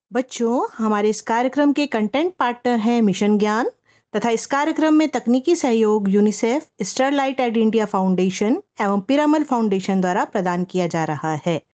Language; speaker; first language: Hindi; native; Hindi